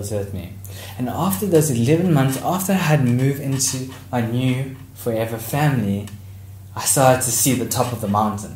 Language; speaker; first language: English; native; English